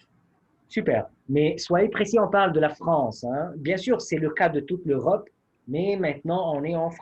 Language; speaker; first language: French; non-native, fluent; Arabic